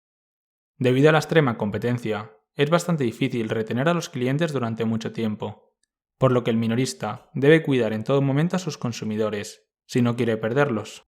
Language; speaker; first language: Spanish; native; Spanish